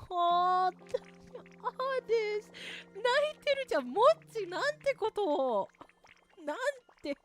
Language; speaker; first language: Japanese; native; Japanese